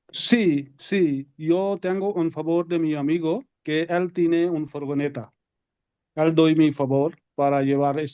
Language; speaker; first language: Spanish; non-native, learner; Urdu